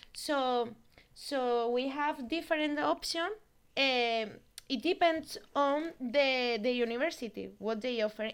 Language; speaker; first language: English; non-native, learner; Spanish